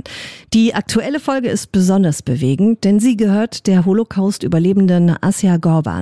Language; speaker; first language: German; native; German